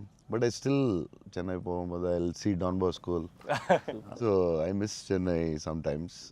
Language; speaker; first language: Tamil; non-native, local second language; Telugu